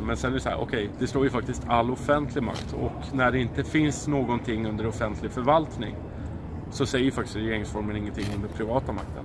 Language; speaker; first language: Swedish; native; Swedish